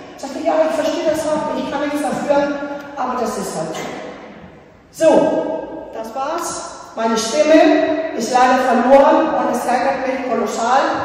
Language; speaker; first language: German; non-native, fluent; Greek